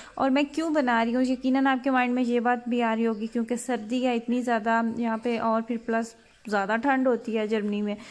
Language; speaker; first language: Urdu; native; Urdu